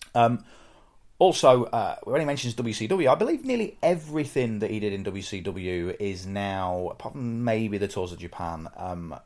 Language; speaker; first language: English; native; English